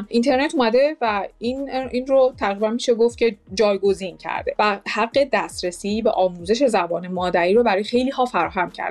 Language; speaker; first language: Persian; native; Persian